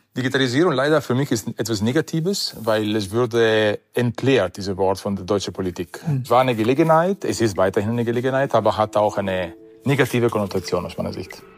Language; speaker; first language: German; non-native, fluent; Italian